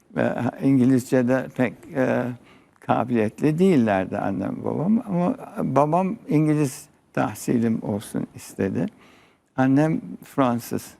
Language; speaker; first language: Turkish; early bilingual, heritage; Turkish